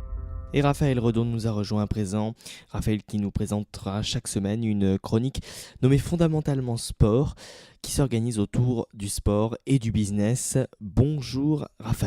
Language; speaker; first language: French; native; French